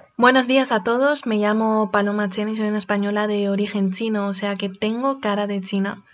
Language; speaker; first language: Spanish; early bilingual, other home language; Chinese